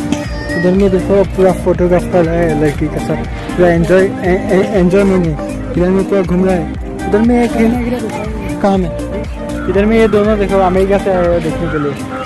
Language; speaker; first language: Hindi; non-native, local second language; Assamese